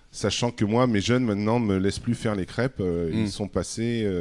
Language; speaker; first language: French; native; French